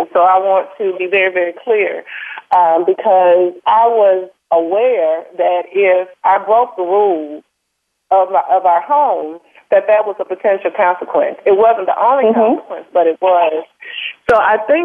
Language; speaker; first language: English; native; English